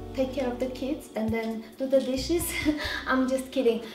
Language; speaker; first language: English; non-native, fluent; Armenian